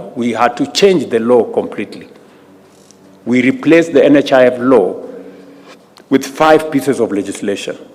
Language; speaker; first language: English; non-native, local second language; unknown